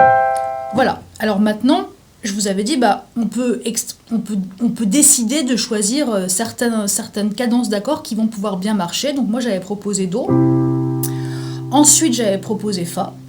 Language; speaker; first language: French; native; French